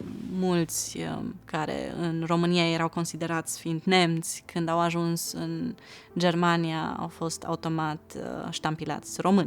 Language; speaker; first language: Romanian; non-native, local second language; German